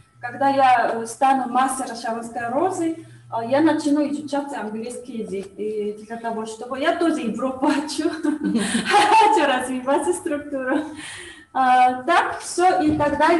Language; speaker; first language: Russian; non-native, learner; Korean